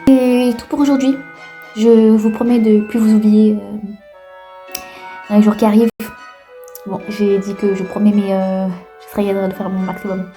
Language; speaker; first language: French; native; French